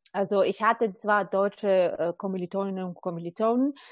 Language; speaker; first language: German; non-native, fluent; Albanian